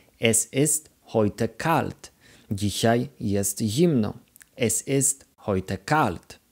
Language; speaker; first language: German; non-native, fluent; Polish